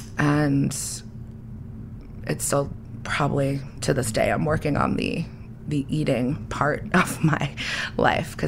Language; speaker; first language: English; native; English